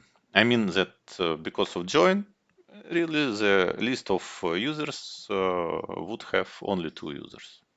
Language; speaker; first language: English; non-native, fluent; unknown